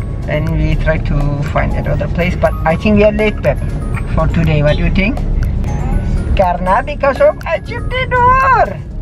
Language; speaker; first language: English; non-native, learner; Turkish